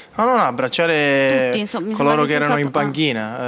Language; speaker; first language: Italian; native; Italian